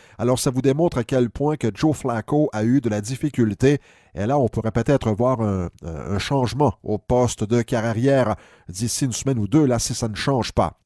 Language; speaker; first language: French; native; French